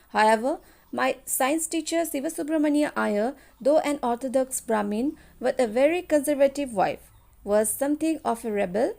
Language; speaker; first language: English; non-native, local second language; Assamese